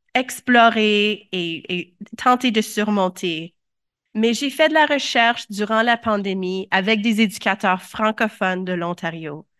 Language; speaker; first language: French; native; French